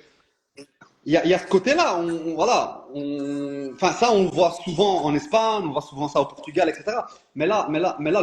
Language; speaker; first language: French; native; French